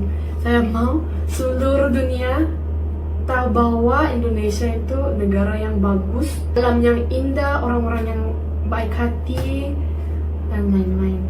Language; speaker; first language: Indonesian; non-native, fluent; Korean